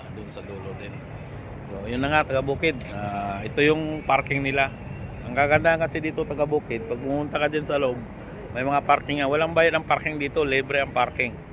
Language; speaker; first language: Filipino; non-native, local second language; Cebuano